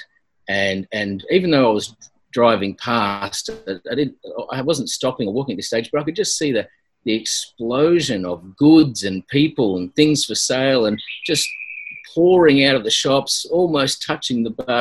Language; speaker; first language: English; native; English